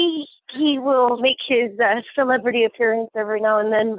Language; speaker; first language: English; native; English